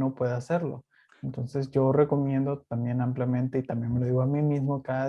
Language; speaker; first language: Spanish; native; Spanish